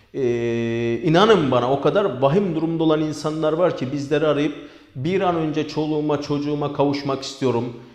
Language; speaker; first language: Turkish; native; Turkish